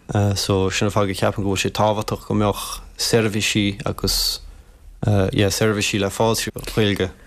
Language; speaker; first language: Irish; early bilingual, other home language; French